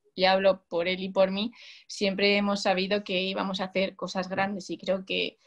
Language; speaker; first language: Spanish; native; Spanish